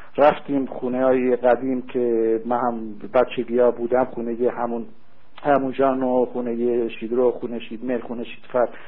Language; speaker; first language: Persian; early bilingual, heritage; Persian